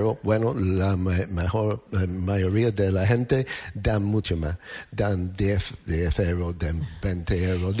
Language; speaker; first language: Spanish; non-native, learner; English